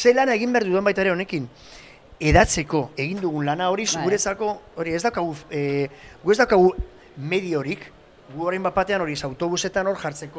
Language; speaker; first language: Basque; native; Basque